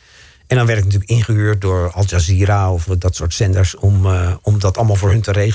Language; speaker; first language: Dutch; native; Dutch